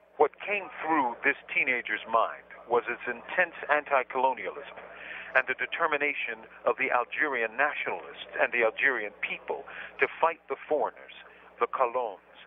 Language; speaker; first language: English; native; English